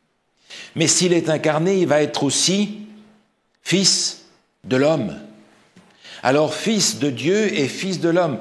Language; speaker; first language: French; native; French